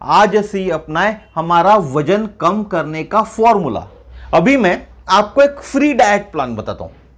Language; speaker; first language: Hindi; non-native, local second language; Marathi